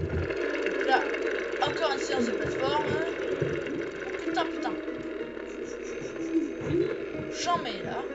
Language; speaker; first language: French; native; French